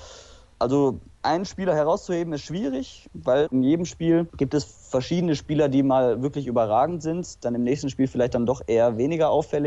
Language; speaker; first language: German; native; German